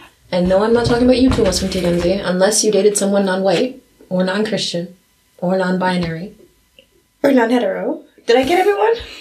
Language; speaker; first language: English; early bilingual, other home language; German